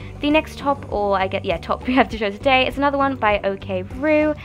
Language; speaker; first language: English; native; English